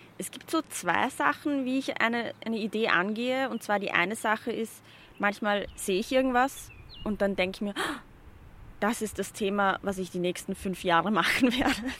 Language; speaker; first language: German; early bilingual, other home language; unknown